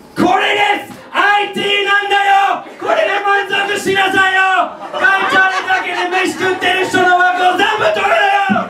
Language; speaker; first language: Japanese; non-native, fluent; English